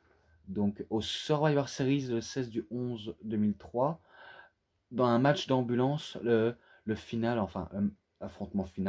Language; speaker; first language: French; native; French